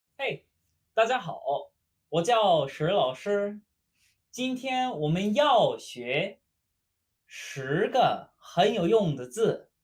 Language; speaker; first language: Chinese; non-native, fluent; English